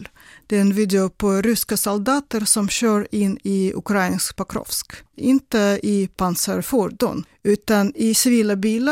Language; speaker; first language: Swedish; non-native, fluent; Russian